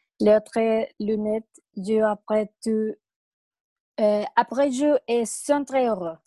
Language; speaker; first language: French; non-native, learner; Spanish